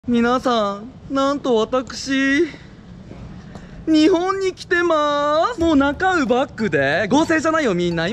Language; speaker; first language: Japanese; non-native, fluent; Korean